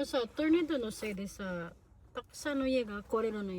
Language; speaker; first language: Japanese; non-native, fluent; Filipino